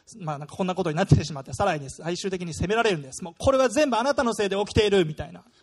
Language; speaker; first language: Japanese; non-native, fluent; German